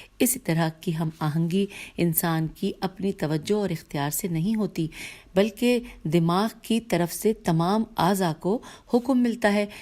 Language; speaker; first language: Urdu; native; Urdu